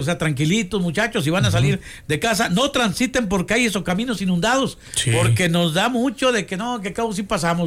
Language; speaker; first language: Spanish; native; Spanish